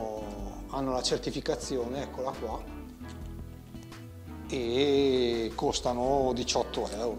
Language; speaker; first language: Italian; native; Italian